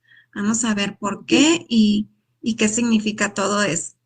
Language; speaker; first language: Spanish; native; Spanish